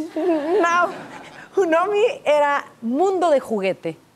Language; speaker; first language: Portuguese; non-native, learner; Spanish